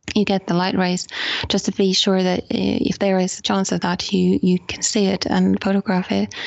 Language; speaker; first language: English; non-native, fluent; Finnish